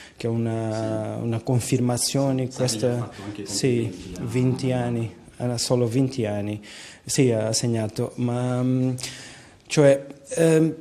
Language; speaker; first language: Italian; non-native, learner; Portuguese